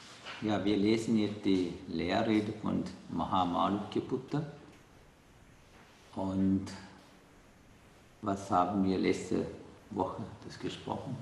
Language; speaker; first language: German; non-native, learner; Sinhala